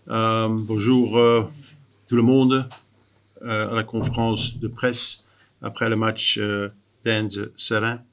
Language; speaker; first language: French; non-native, local second language; Dutch